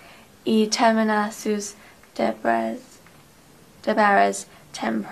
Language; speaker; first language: Spanish; non-native, learner; English